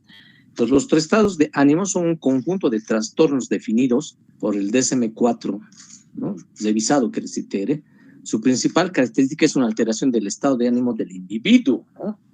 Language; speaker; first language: Spanish; native; Spanish